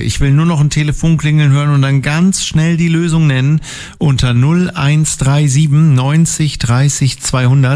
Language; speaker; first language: German; native; German